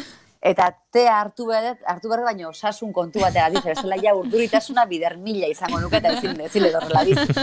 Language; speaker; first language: Basque; native; Basque